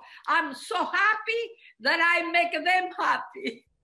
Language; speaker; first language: English; non-native, learner; Italian